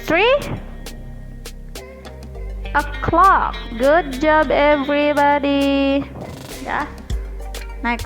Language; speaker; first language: English; non-native, learner; Indonesian